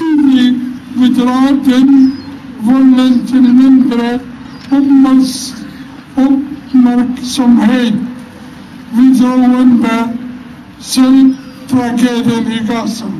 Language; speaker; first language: Norwegian; non-native, fluent; Arabic